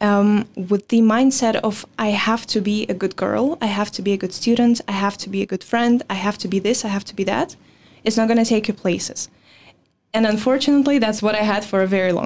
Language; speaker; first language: English; non-native, fluent; Russian